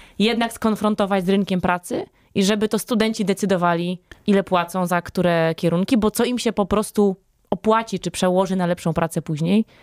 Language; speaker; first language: Polish; native; Polish